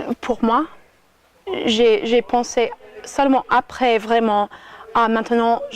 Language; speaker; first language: French; non-native, fluent; English